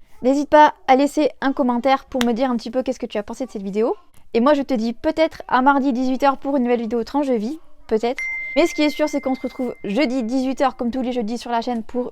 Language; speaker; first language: French; native; French